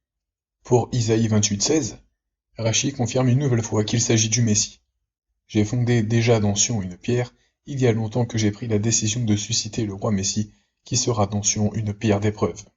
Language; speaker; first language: French; native; French